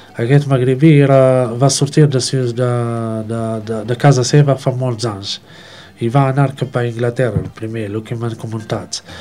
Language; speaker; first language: Catalan; non-native, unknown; Arabic